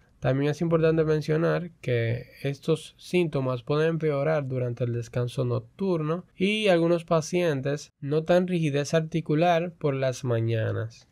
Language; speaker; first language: Spanish; native; Spanish